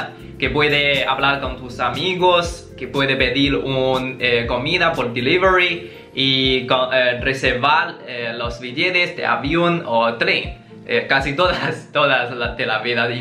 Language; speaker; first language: Spanish; non-native, learner; Chinese